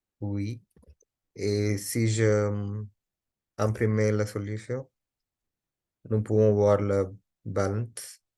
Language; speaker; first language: French; non-native, learner; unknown